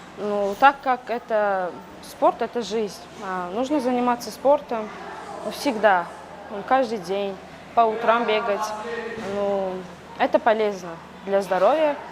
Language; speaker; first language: Russian; non-native, local second language; Tajik